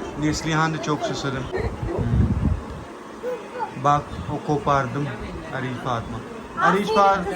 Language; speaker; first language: Turkish; non-native, learner; Urdu